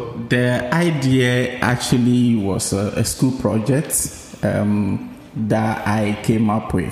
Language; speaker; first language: English; non-native, local second language; Akan